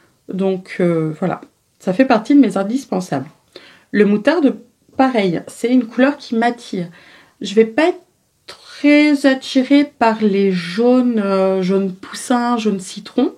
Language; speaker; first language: French; native; French